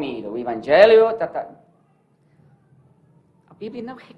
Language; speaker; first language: Portuguese; non-native, learner; English